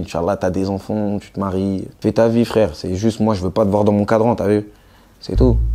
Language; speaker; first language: French; native; French